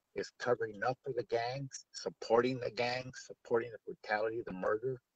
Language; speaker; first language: English; native; English